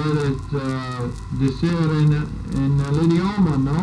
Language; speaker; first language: Spanish; non-native, learner; English